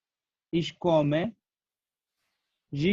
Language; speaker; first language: German; non-native, learner; Gujarati